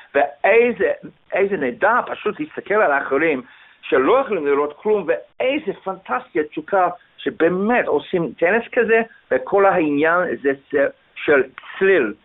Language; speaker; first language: Hebrew; non-native, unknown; English